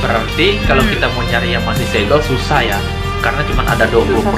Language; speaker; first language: Indonesian; native; Indonesian